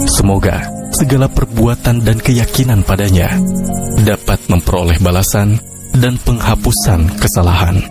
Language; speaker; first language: Indonesian; native; Indonesian